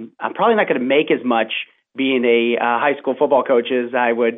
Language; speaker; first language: English; native; English